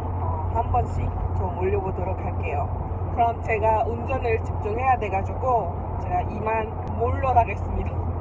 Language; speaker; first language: Korean; non-native, fluent; Malay